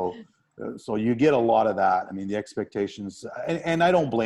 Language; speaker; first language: English; native; English